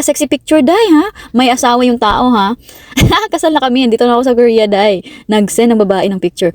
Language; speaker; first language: Filipino; non-native, local second language; Cebuano